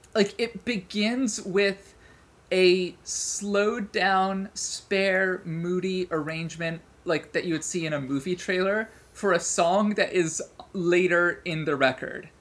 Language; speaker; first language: English; native; English